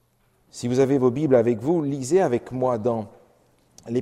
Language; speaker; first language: French; native; French